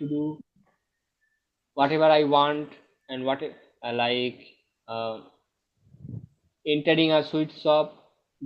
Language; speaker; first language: English; non-native, local second language; Bangla